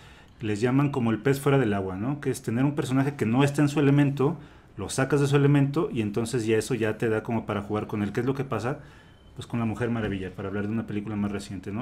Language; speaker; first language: Spanish; native; Spanish